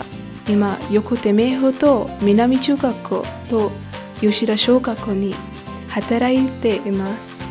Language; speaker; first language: Japanese; non-native, learner; English